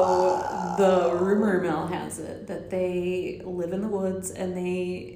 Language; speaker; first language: English; native; English